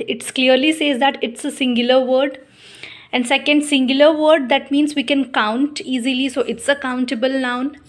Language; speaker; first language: English; non-native, local second language; Hindi